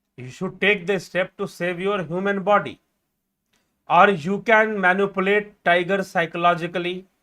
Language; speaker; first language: English; non-native, local second language; Hindi